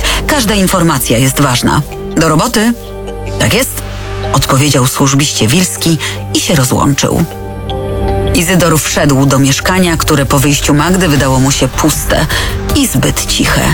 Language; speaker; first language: Polish; native; Polish